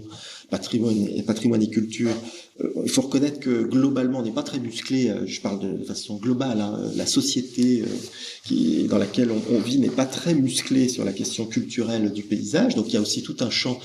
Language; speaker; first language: French; native; French